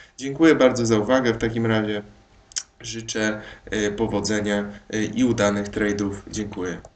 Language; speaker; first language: Polish; native; Polish